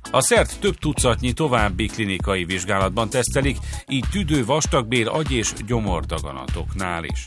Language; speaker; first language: Hungarian; native; Hungarian